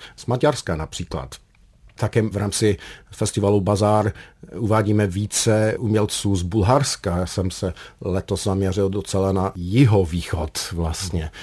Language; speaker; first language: Czech; non-native, fluent; English